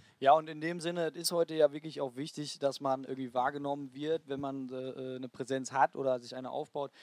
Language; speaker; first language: German; native; German